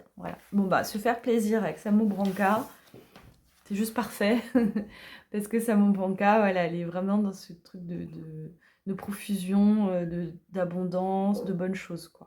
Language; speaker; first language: French; native; French